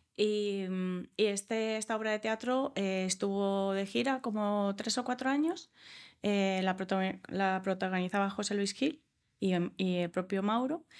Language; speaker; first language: Spanish; early bilingual, other home language; English